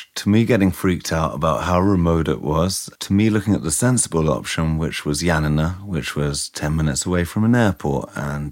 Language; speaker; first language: English; native; English